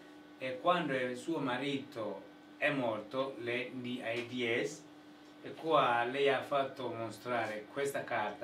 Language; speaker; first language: Italian; non-native, fluent; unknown